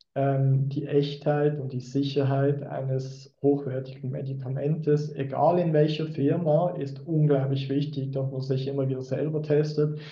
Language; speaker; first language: German; native; German